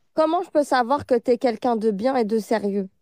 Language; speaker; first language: French; early bilingual, other home language; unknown